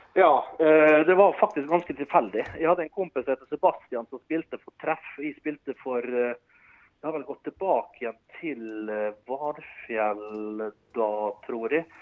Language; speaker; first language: Norwegian; early bilingual, other home language; Dutch